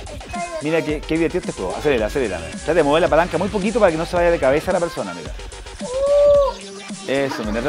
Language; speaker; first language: Spanish; native; Spanish